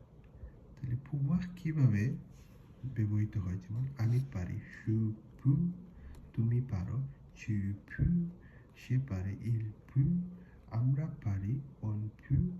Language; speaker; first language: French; non-native, learner; Bangla